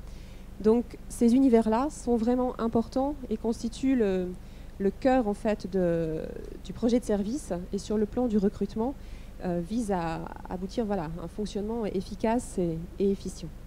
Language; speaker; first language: French; native; French